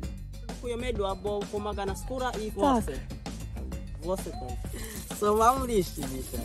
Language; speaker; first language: Polish; non-native, learner; Swahili